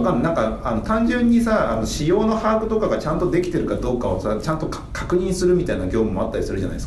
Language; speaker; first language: Japanese; native; Japanese